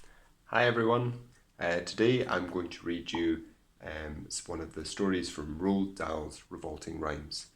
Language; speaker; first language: English; native; English